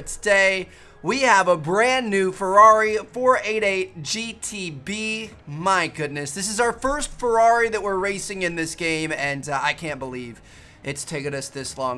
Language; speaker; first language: English; native; English